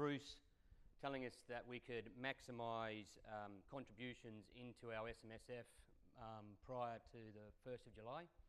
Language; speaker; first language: English; native; English